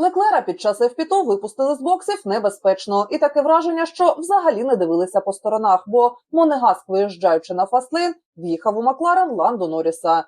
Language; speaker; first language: Ukrainian; native; Ukrainian